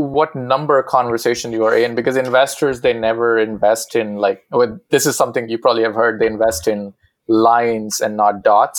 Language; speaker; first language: English; non-native, local second language; Hindi